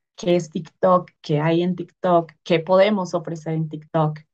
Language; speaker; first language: Spanish; native; Spanish